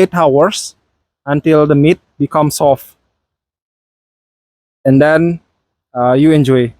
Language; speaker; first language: English; non-native, fluent; Balinese